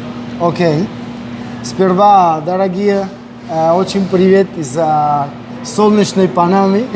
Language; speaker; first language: Russian; non-native, local second language; Armenian